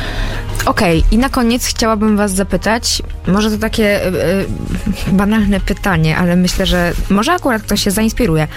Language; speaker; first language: Polish; native; Polish